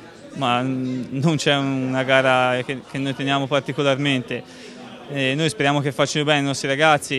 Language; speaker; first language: Italian; native; Italian